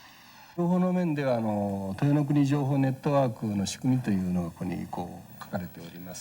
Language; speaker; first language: Japanese; native; Japanese